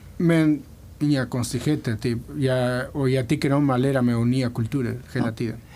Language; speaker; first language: Swedish; non-native, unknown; Spanish